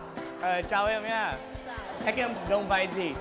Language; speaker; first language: Vietnamese; non-native, learner; English